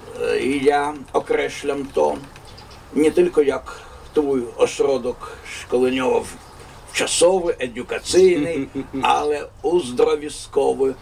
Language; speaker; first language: Polish; non-native, fluent; Russian